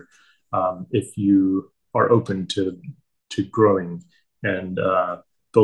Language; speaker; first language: English; native; English